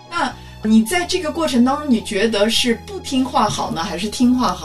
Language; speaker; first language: Chinese; native; Chinese